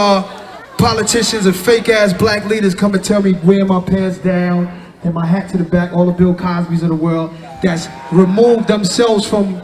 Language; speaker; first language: English; native; English